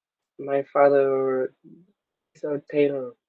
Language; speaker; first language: English; non-native, learner; Vietnamese